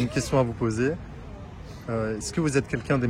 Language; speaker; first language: French; native; French